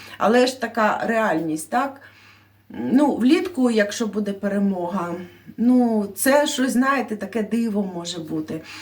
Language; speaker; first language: Ukrainian; native; Ukrainian